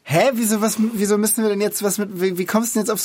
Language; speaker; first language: German; native; German